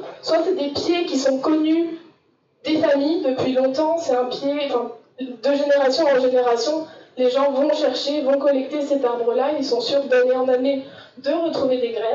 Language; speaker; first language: French; native; French